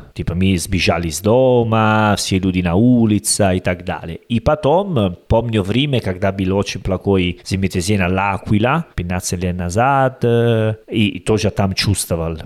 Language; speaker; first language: Russian; non-native, learner; Italian